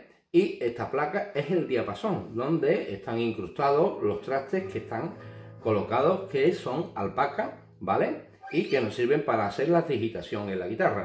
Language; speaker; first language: Spanish; native; Spanish